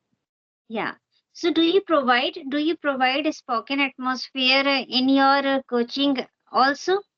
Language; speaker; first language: English; non-native, local second language; Hindi